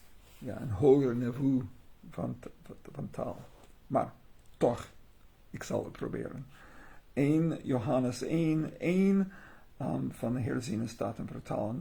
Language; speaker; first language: Dutch; non-native, learner; English